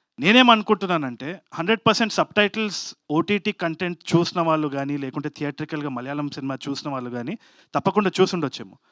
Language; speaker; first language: Telugu; native; Telugu